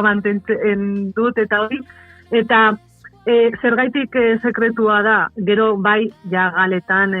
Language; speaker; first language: Basque; non-native, local second language; Spanish